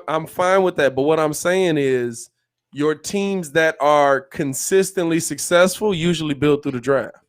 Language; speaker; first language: English; native; English